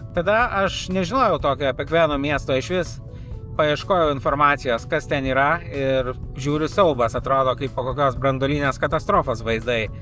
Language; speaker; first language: Lithuanian; native; Lithuanian